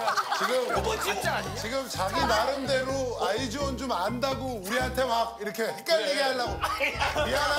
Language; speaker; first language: Korean; native; Korean